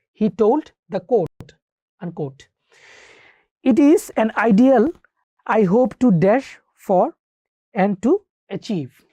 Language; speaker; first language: English; non-native, local second language; Bangla